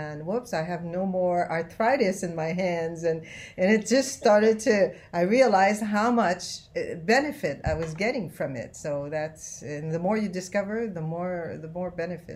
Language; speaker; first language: English; non-native, fluent; French